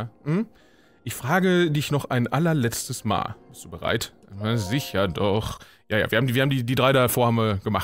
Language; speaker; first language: German; native; German